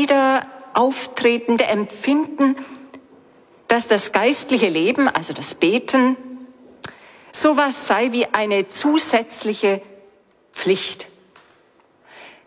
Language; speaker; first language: German; native; German